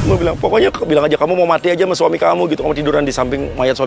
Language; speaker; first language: Indonesian; native; Indonesian